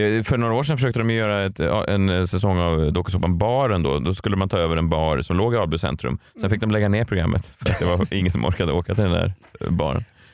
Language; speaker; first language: Swedish; native; Swedish